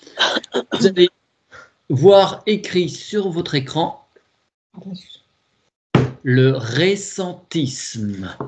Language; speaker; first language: French; native; French